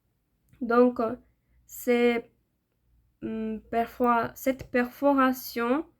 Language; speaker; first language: French; non-native, learner; Spanish